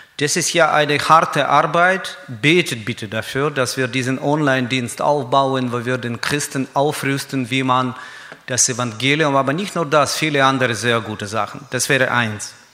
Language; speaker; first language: German; non-native, fluent; Russian